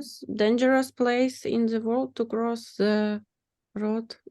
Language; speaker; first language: English; non-native, learner; Ukrainian